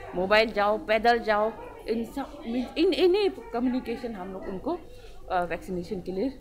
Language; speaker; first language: Hindi; non-native, local second language; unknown